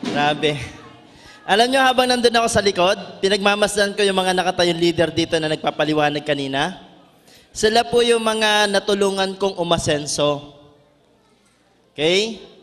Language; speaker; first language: Filipino; non-native, local second language; Bikol